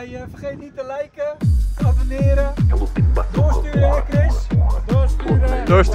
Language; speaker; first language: Dutch; native; Dutch